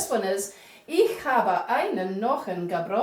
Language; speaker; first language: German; non-native, learner; English